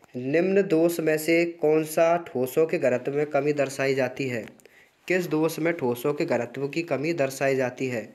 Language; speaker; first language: Hindi; native; Hindi